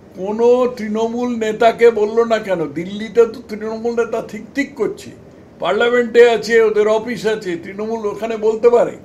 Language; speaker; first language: Bangla; native; Bangla